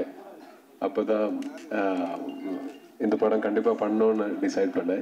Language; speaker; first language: Tamil; non-native, learner; Malayalam